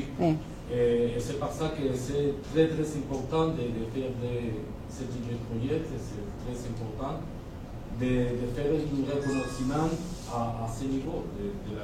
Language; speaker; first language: French; non-native, learner; Spanish